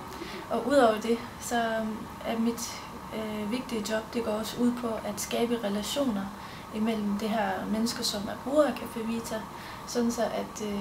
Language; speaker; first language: Danish; non-native, fluent; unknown